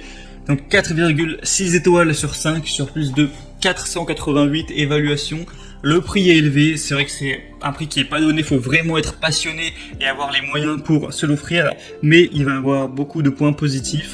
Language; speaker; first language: French; native; French